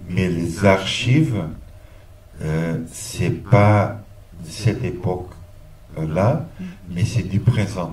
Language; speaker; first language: French; non-native, fluent; Portuguese